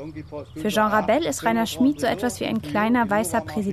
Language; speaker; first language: German; native; German